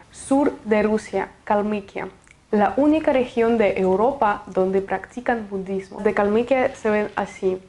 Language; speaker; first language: Spanish; non-native, fluent; Russian